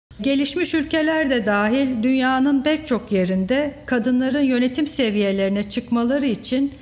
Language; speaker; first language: Turkish; native; Turkish